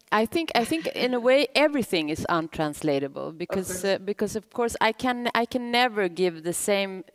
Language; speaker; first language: English; non-native, fluent; Swedish